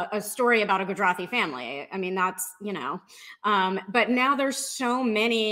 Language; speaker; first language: English; native; English